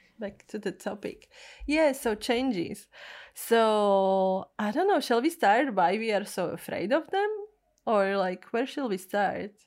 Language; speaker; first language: English; non-native, fluent; Czech